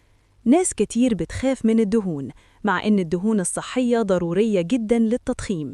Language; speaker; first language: Arabic; native; Arabic